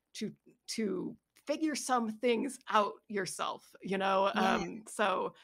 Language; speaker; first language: English; native; English